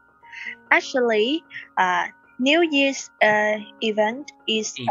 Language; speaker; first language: English; non-native, learner; Vietnamese